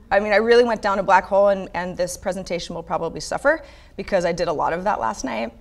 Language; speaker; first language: English; native; English